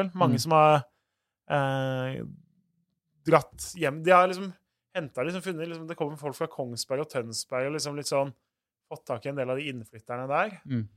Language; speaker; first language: Norwegian; native; Norwegian